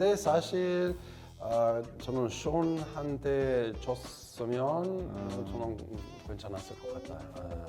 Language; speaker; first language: Korean; non-native, fluent; Italian